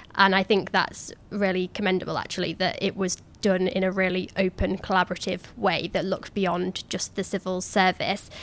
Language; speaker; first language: English; native; English